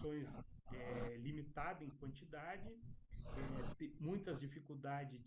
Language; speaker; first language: Portuguese; native; Portuguese